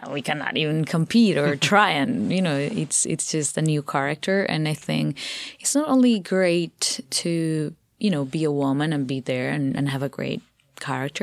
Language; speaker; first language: English; non-native, fluent; Spanish